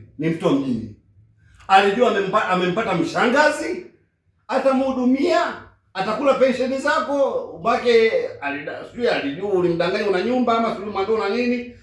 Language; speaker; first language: Swahili; native; Swahili